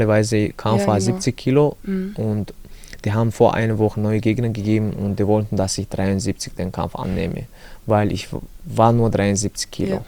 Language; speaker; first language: German; non-native, learner; Chechen